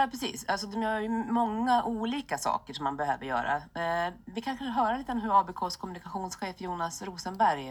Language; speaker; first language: Swedish; native; Swedish